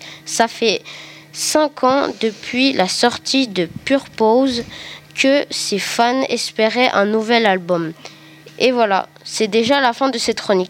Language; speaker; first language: French; native; French